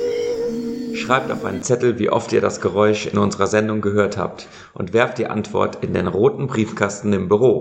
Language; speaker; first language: German; native; German